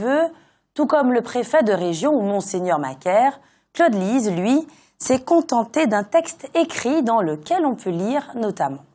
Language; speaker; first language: French; native; French